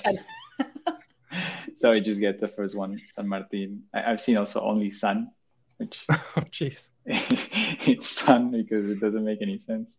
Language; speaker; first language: English; non-native, fluent; Spanish